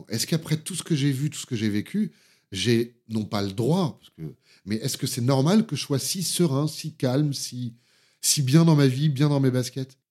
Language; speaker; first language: French; native; French